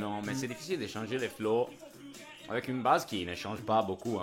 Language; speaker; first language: French; non-native, fluent; Italian